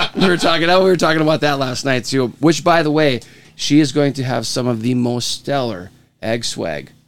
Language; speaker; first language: English; native; English